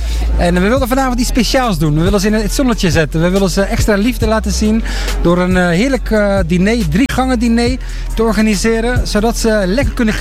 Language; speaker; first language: Dutch; native; Dutch